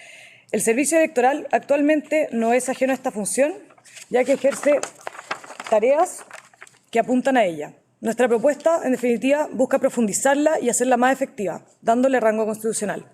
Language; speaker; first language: Spanish; native; Spanish